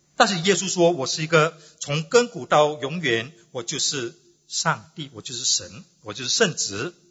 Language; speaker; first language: Chinese; native; Chinese